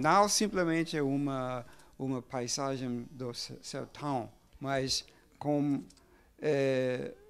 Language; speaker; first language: Portuguese; non-native, learner; English